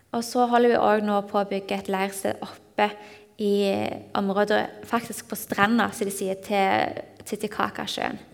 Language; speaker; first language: Norwegian; native; Norwegian